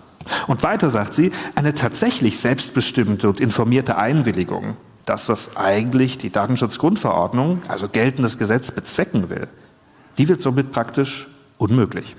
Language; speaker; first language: German; native; German